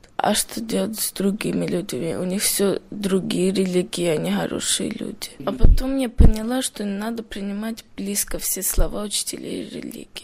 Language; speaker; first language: Russian; early bilingual, heritage; Russian